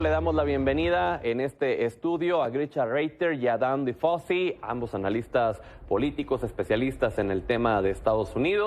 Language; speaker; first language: Spanish; native; Spanish